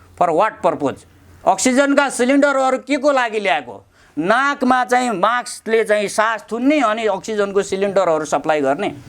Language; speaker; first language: Nepali; native; Nepali